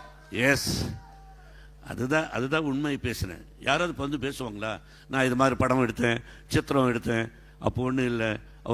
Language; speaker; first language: Tamil; non-native, learner; Telugu